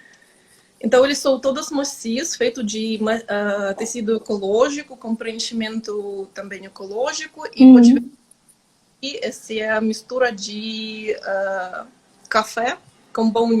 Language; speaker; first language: Portuguese; non-native, fluent; Ukrainian